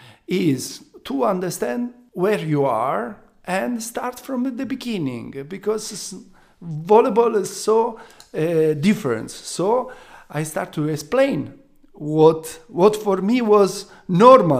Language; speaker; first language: English; non-native, learner; Italian